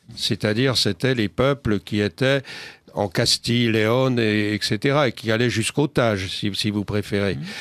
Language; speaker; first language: French; native; French